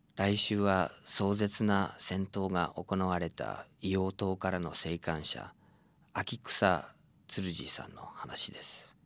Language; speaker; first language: Japanese; non-native, fluent; English